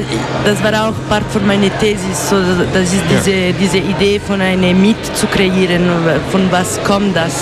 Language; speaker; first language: German; non-native, local second language; Italian